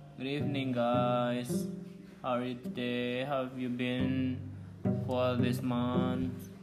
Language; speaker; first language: English; non-native, fluent; Indonesian